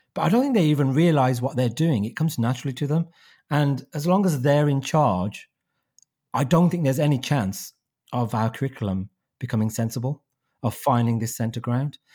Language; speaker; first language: English; native; English